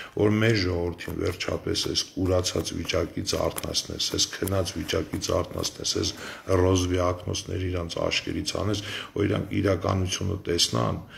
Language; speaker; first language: Armenian; native; Armenian